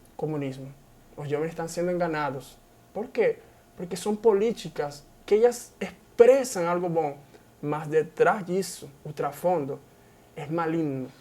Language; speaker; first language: Portuguese; non-native, fluent; Spanish